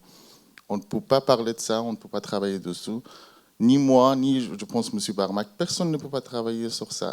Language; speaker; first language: French; non-native, fluent; Persian